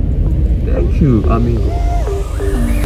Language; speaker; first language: English; non-native, learner; Korean